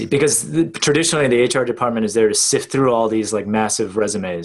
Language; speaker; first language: English; native; English